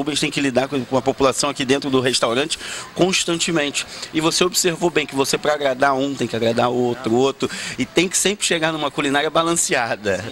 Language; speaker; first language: Portuguese; native; Portuguese